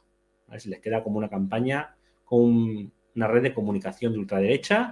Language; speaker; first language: Spanish; native; Spanish